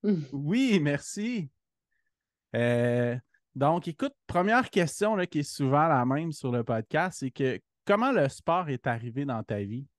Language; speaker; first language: French; native; French